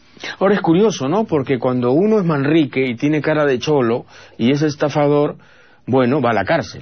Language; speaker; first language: Spanish; native; Spanish